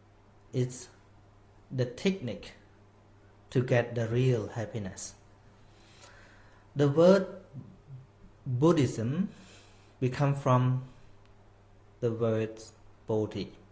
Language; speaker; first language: English; non-native, fluent; Khmer